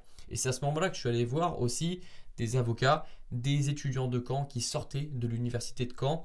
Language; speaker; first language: French; native; French